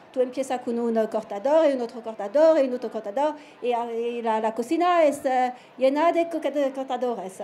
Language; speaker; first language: Spanish; non-native, learner; French